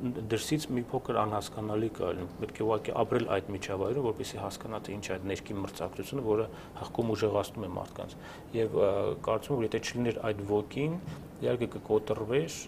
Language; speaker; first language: Armenian; native; Armenian